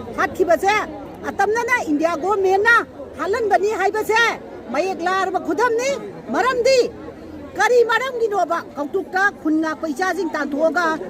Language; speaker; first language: Manipuri; native; Manipuri